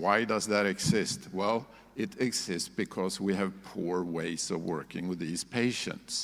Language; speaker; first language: English; non-native, fluent; Swedish